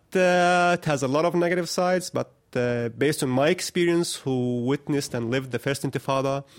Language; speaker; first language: English; non-native, fluent; Arabic